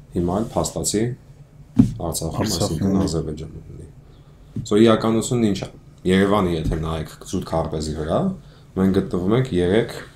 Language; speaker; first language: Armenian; early bilingual, heritage; Armenian